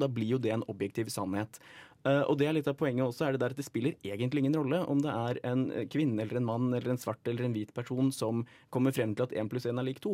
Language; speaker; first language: Norwegian; native; Norwegian